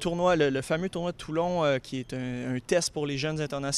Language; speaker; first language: French; native; French